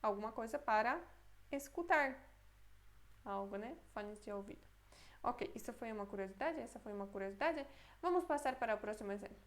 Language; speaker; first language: Portuguese; non-native, fluent; Polish